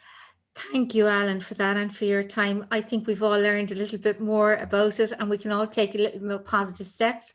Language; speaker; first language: English; native; English